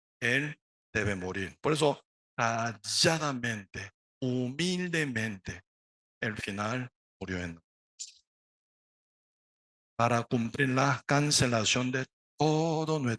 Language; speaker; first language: Spanish; non-native, learner; Korean